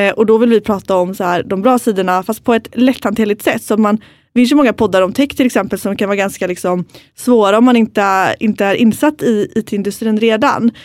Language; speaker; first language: Swedish; native; Swedish